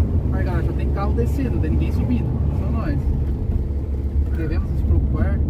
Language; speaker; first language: Portuguese; native; Portuguese